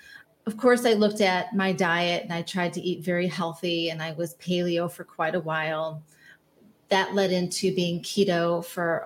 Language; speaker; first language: English; native; English